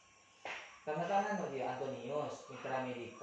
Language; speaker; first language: Malay; native; Malay